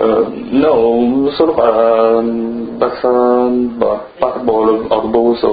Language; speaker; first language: Spanish; non-native, learner; Chinese